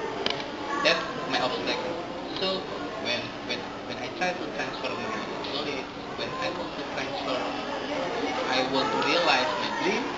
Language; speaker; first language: English; non-native, learner; Indonesian